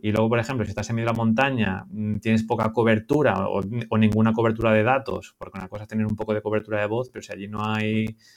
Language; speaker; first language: Spanish; native; Spanish